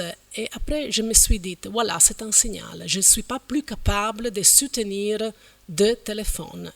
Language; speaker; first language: French; non-native, fluent; Italian